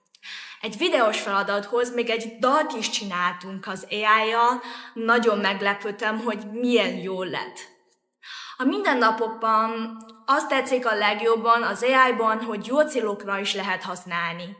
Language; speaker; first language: Hungarian; non-native, fluent; Chinese